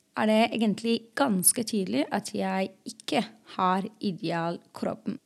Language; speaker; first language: Norwegian; non-native, fluent; Arabic